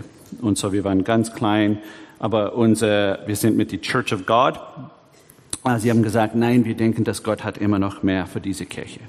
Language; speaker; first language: German; early bilingual, heritage; German